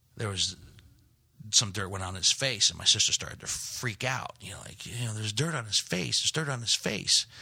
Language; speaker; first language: English; native; English